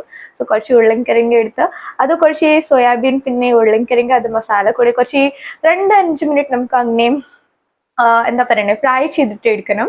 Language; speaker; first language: Malayalam; non-native, fluent; Hindi